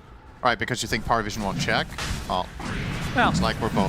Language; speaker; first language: English; native; English